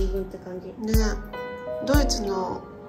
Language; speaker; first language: Japanese; early bilingual, heritage; Japanese